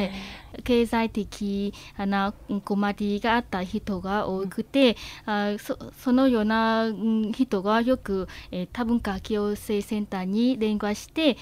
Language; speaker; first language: Japanese; non-native, fluent; Vietnamese